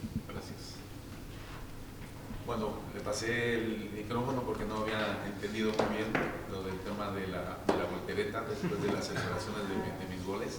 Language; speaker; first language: Spanish; native; Spanish